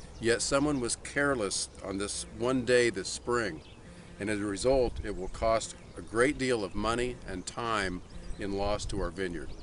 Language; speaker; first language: English; native; English